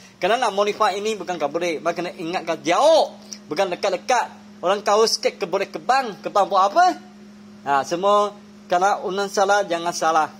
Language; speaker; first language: Malay; non-native, local second language; Chinese